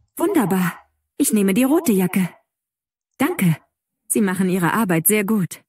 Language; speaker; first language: German; non-native, fluent; Persian